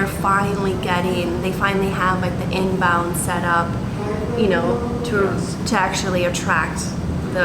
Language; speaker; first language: English; native; English